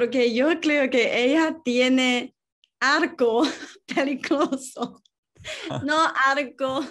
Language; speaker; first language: Spanish; non-native, learner; Chinese